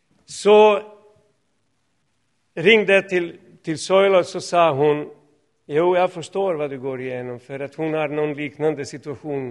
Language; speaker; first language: Swedish; non-native, fluent; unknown